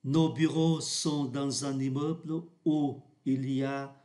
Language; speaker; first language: French; non-native, fluent; Vietnamese